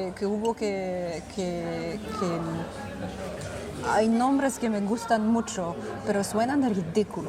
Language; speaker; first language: Spanish; non-native, fluent; French